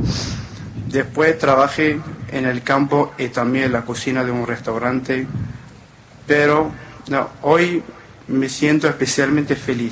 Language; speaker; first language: Spanish; non-native, fluent; Arabic